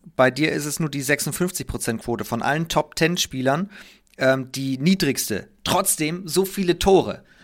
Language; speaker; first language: German; native; German